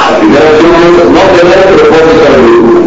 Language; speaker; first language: Spanish; native; Spanish